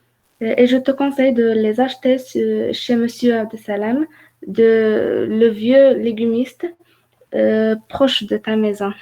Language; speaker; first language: French; non-native, learner; Arabic